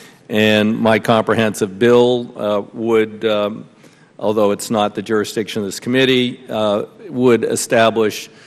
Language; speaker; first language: English; native; English